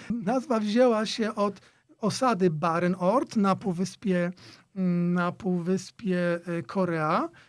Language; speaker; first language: Polish; native; Polish